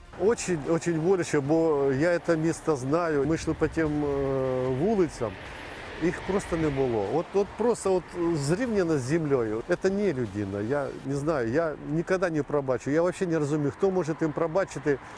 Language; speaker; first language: Ukrainian; non-native, local second language; Russian